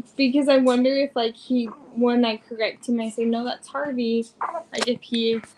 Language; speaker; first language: English; native; English